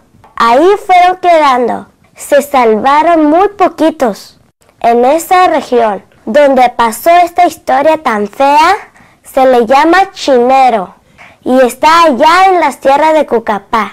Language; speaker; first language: Spanish; early bilingual, other home language; Cantonese